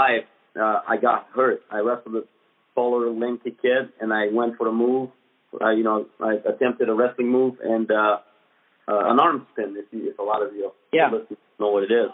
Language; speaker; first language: English; non-native, fluent; Bulgarian